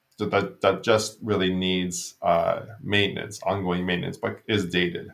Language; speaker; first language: English; native; English